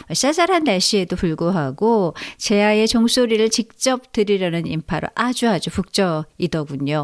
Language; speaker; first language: Korean; native; Korean